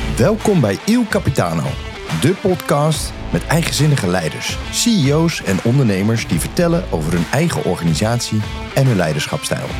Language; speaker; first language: Dutch; native; Dutch